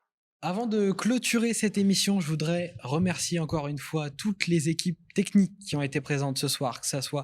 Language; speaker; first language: French; native; French